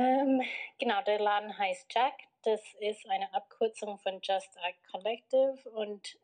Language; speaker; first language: German; non-native, fluent; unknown